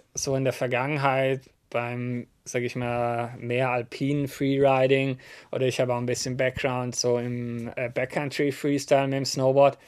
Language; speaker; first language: German; native; German